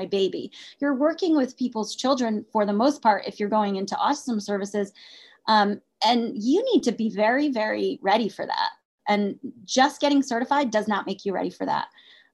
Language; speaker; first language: English; native; English